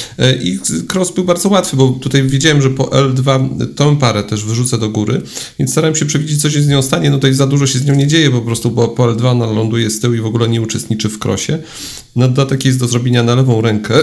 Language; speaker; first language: Polish; native; Polish